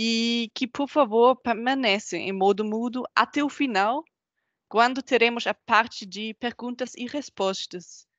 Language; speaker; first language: Portuguese; non-native, fluent; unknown